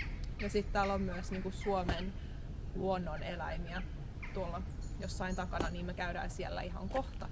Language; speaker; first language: Finnish; native; Finnish